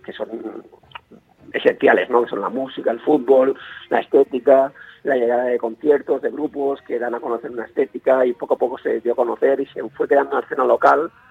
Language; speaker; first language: Spanish; non-native, local second language; Catalan